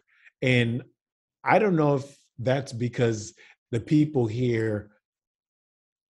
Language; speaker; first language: English; native; English